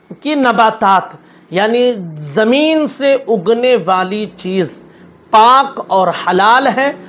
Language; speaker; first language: Urdu; native; Urdu